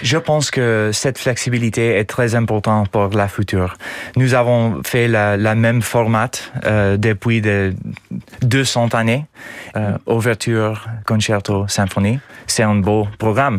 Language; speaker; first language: French; non-native, learner; English